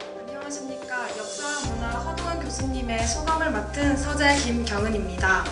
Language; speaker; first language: Korean; native; Korean